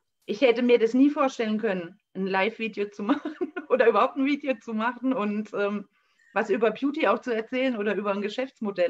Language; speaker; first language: German; native; German